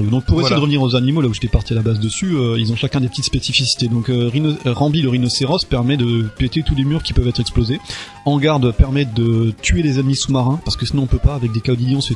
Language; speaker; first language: French; native; French